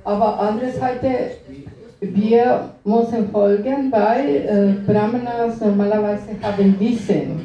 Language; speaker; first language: German; non-native, fluent; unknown